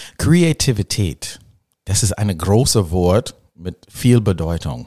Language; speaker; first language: German; non-native, learner; English